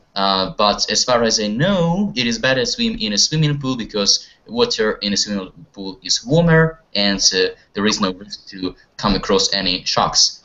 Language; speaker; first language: English; non-native, fluent; Russian